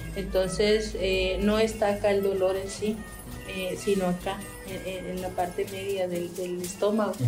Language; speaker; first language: Spanish; non-native, local second language; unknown